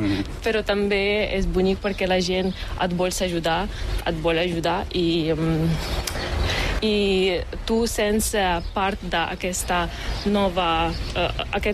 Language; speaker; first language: Catalan; non-native, fluent; Ukrainian